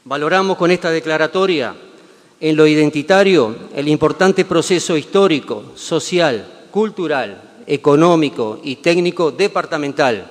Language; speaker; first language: Spanish; native; Spanish